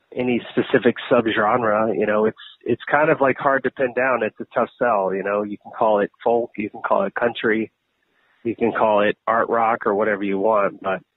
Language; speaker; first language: English; native; English